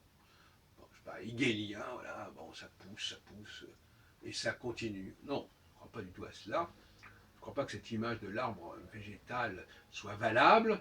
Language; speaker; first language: French; native; French